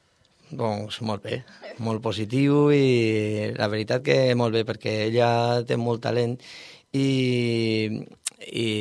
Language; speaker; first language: Catalan; non-native, learner; Spanish